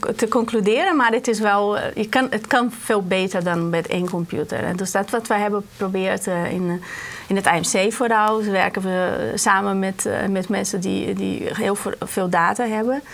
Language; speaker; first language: Dutch; non-native, fluent; Portuguese